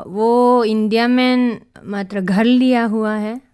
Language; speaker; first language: Hindi; non-native, fluent; Japanese